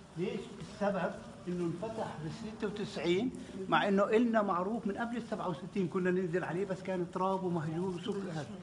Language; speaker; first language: Arabic; native; Arabic